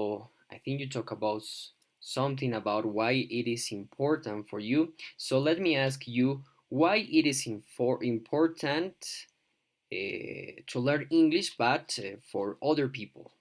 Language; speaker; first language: English; non-native, fluent; Spanish